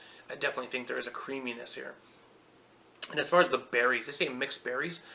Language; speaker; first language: English; native; English